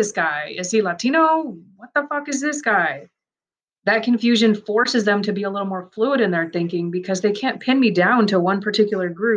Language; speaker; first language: English; early bilingual, other home language; Persian